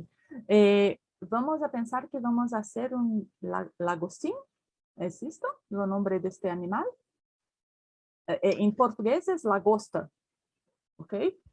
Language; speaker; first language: Spanish; non-native, learner; Portuguese